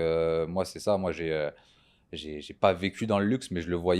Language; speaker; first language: French; native; French